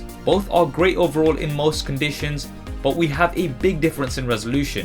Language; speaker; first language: English; native; English